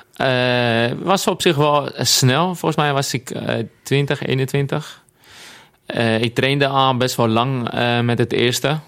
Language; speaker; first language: Dutch; non-native, fluent; Greek